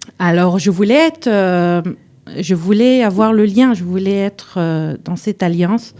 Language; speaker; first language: French; early bilingual, heritage; French